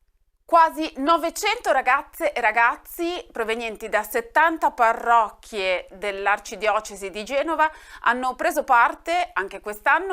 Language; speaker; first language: Italian; native; Italian